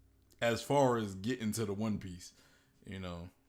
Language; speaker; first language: English; native; English